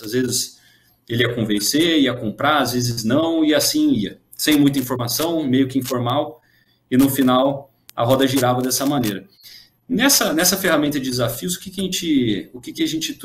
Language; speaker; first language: Portuguese; native; Portuguese